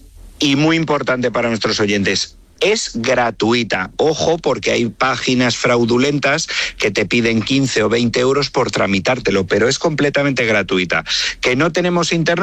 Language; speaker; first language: Spanish; native; Spanish